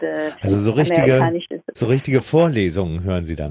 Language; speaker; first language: German; native; German